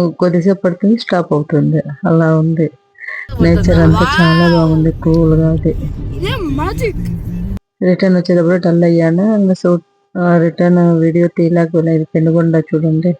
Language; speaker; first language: Telugu; native; Telugu